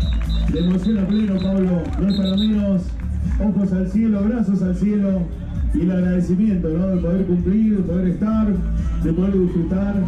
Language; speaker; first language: Spanish; native; Spanish